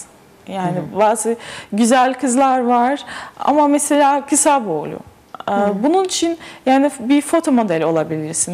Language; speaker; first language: Turkish; non-native, learner; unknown